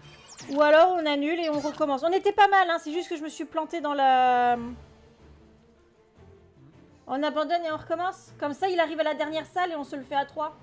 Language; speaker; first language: French; native; French